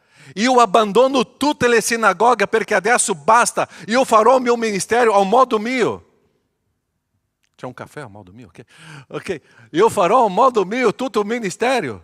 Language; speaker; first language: Italian; non-native, fluent; Portuguese